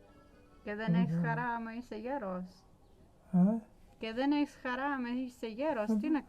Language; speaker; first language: Greek; early bilingual, heritage; English